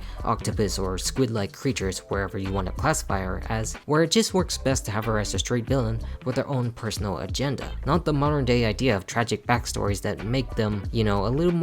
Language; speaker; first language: English; native; English